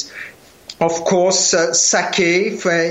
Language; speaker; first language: English; non-native, fluent; French